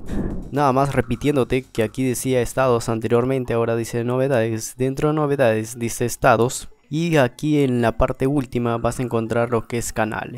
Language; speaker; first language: Spanish; native; Spanish